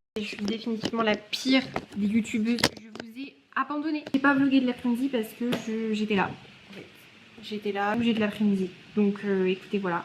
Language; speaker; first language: French; native; French